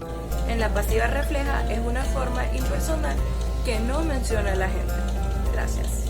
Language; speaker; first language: Spanish; native; Spanish